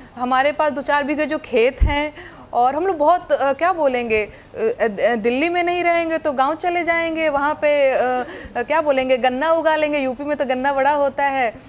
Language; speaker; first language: Hindi; non-native, local second language; Bhojpuri